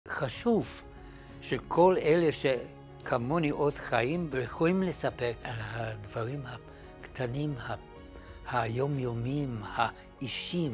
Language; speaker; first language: Hebrew; non-native, fluent; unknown